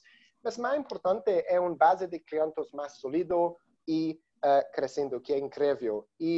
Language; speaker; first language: Spanish; non-native, learner; Portuguese